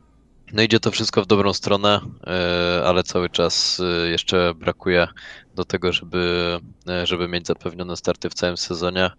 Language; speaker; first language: Polish; native; Polish